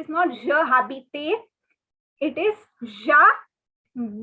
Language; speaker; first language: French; non-native, fluent; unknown